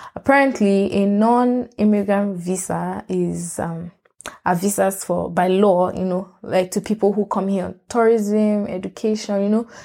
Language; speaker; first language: English; non-native, local second language; Yoruba